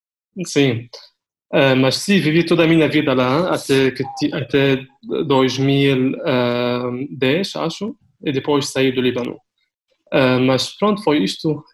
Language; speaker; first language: Portuguese; non-native, fluent; Arabic